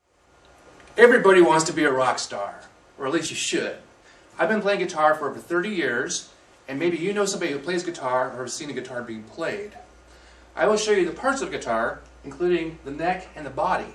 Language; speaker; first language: English; native; English